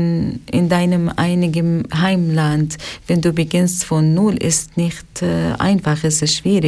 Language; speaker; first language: German; non-native, learner; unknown